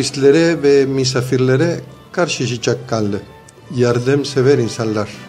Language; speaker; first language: Turkish; non-native, fluent; Spanish